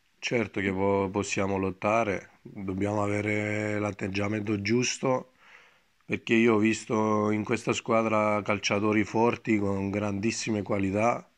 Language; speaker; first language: Italian; non-native, fluent; Greek